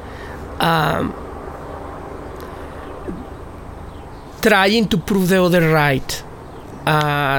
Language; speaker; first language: English; non-native, fluent; Spanish